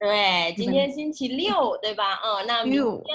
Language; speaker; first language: Chinese; non-native, fluent; Indonesian